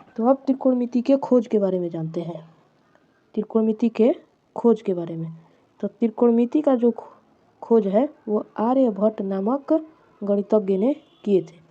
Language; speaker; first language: Hindi; native; Hindi